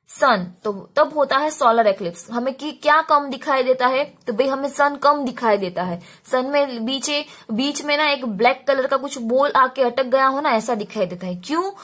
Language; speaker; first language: Hindi; non-native, local second language; Gujarati